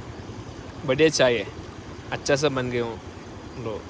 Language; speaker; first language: Hindi; non-native, local second language; Malayalam